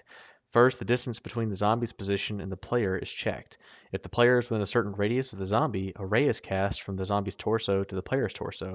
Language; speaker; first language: English; native; English